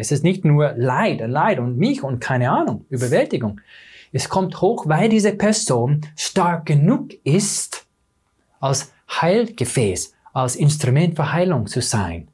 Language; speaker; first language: German; non-native, fluent; English